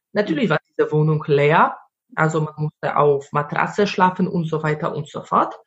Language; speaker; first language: German; non-native, fluent; Polish